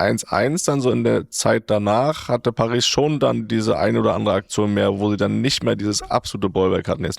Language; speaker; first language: German; native; German